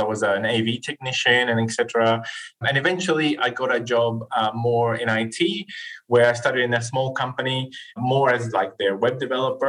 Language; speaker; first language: English; non-native, fluent; Spanish